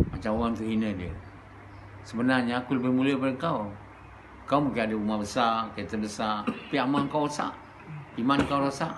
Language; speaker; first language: Malay; native; Malay